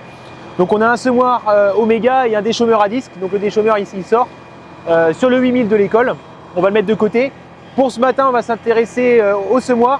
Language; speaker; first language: French; native; French